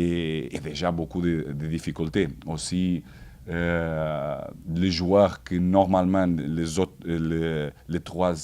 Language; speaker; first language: French; non-native, fluent; Portuguese